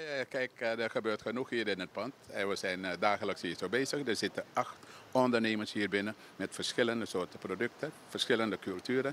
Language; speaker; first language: Dutch; native; Dutch